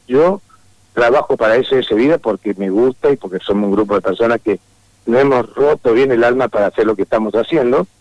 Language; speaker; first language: Spanish; native; Spanish